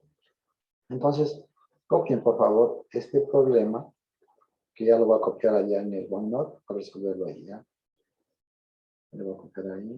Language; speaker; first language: Spanish; native; Spanish